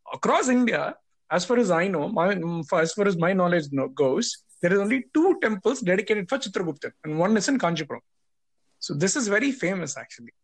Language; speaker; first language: English; non-native, local second language; Tamil